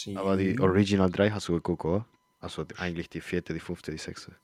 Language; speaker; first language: German; early bilingual, other home language; Spanish